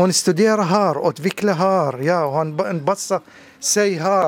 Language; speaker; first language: Swedish; non-native, learner; Arabic